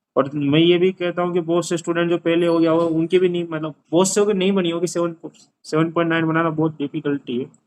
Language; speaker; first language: Hindi; native; Hindi